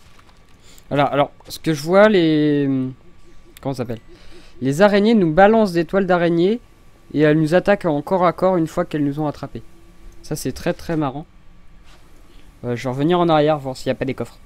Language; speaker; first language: French; native; French